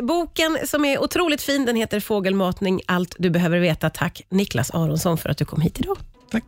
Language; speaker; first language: Swedish; native; Swedish